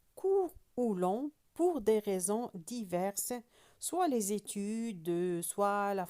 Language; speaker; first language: French; non-native, local second language; Arabic